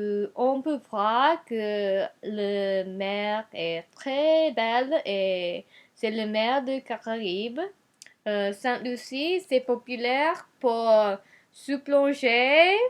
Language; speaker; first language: French; non-native, learner; Japanese